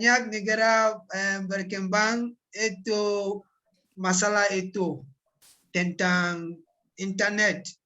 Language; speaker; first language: Indonesian; non-native, learner; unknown